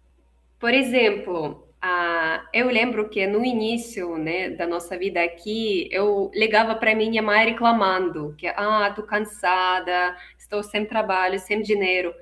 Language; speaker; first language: Portuguese; non-native, fluent; Russian